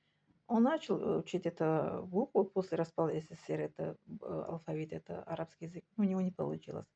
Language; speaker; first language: Russian; non-native, local second language; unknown